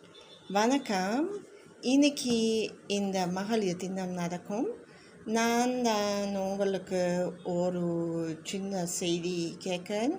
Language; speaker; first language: Tamil; non-native, learner; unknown